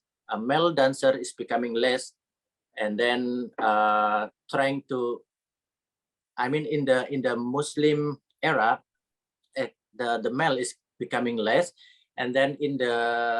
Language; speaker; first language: English; non-native, learner; Indonesian